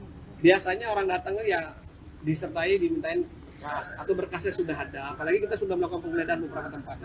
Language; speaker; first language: Indonesian; native; Indonesian